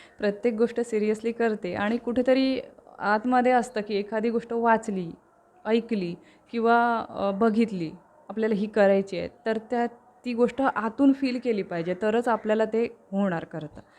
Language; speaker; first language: Marathi; native; Marathi